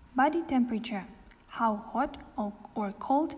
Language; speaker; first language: English; non-native, fluent; Kazakh